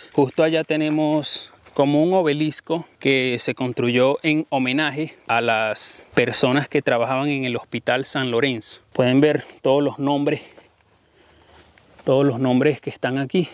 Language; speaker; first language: Spanish; native; Spanish